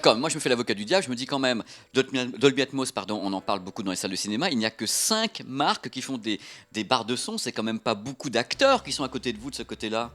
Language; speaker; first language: French; native; French